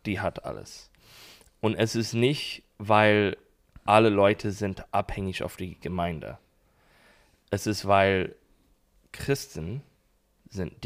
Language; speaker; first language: German; non-native, learner; English